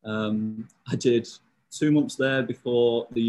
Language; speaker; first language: English; native; English